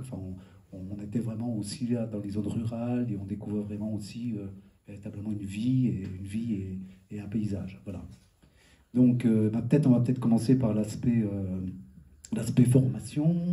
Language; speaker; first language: French; native; French